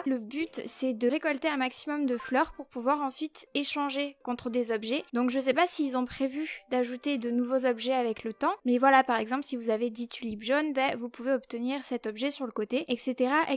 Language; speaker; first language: French; native; French